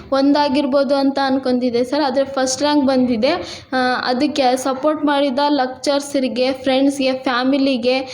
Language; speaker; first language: Kannada; non-native, local second language; Lambadi